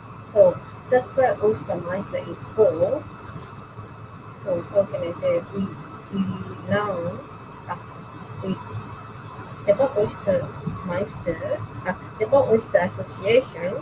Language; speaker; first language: English; non-native, learner; Japanese